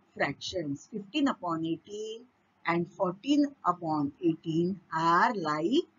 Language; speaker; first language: English; non-native, local second language; Marathi